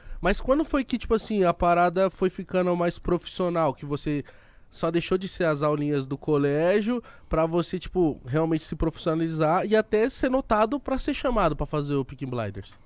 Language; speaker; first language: Portuguese; native; Portuguese